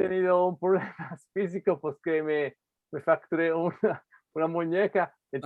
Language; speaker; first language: Spanish; non-native, fluent; Italian